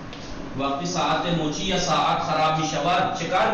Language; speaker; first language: Persian; non-native, fluent; Urdu